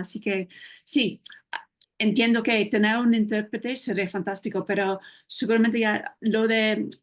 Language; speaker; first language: Spanish; non-native, fluent; English